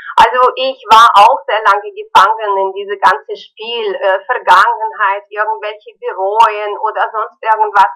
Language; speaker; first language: German; non-native, fluent; Russian